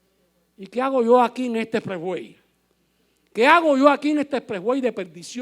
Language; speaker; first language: Spanish; native; Spanish